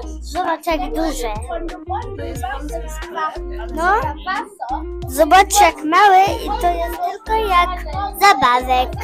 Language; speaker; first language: Polish; early bilingual, heritage; Polish